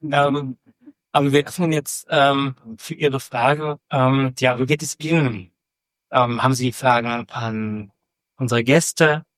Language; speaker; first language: German; native; German